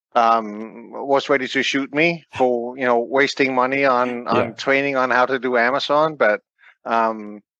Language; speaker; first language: English; non-native, fluent; Danish